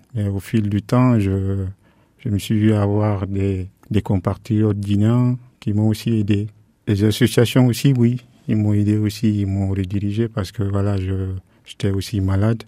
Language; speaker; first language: French; non-native, local second language; Fula